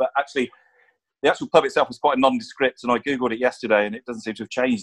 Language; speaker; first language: English; native; English